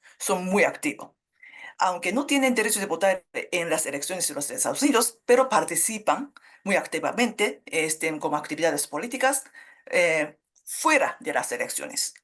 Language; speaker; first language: Spanish; non-native, fluent; Japanese